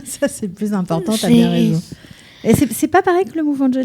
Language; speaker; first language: French; native; French